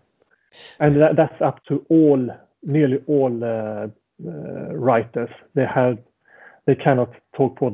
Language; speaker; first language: English; non-native, fluent; Swedish